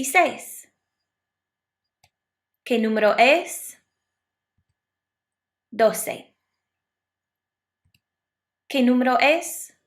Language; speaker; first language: Spanish; non-native, fluent; English